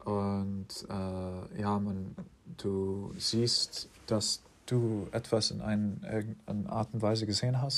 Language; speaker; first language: German; non-native, fluent; English